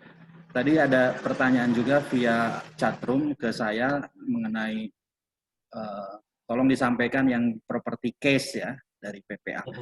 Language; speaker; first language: Indonesian; native; Indonesian